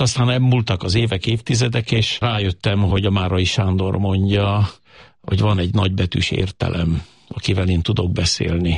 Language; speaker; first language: Hungarian; native; Hungarian